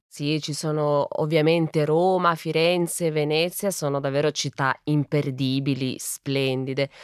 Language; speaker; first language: Italian; native; Italian